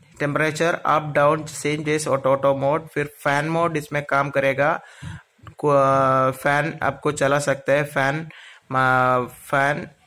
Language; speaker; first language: Hindi; non-native, local second language; Malayalam